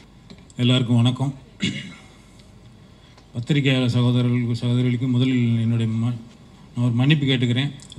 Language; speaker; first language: Tamil; native; Tamil